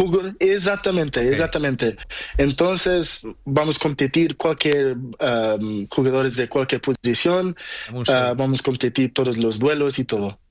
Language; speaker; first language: Spanish; non-native, learner; Portuguese